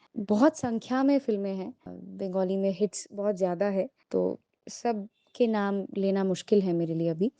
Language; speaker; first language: Hindi; non-native, local second language; Bangla